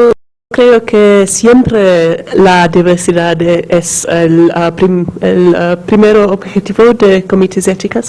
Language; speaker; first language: Spanish; non-native, learner; English